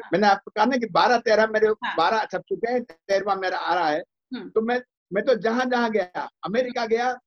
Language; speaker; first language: Hindi; native; Hindi